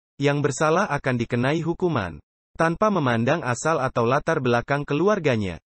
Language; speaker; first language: Indonesian; non-native, local second language; Buginese